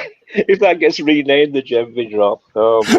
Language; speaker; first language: English; native; English